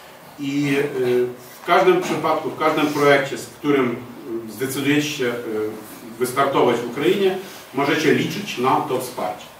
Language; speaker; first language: Polish; non-native, fluent; Ukrainian